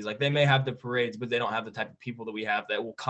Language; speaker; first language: English; native; English